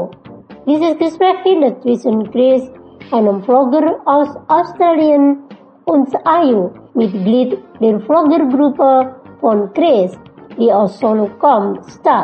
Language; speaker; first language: German; non-native, fluent; Indonesian